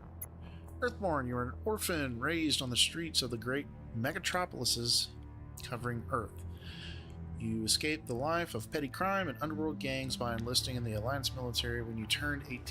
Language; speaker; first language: English; native; English